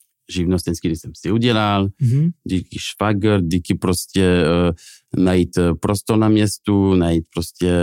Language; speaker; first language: Czech; non-native, fluent; French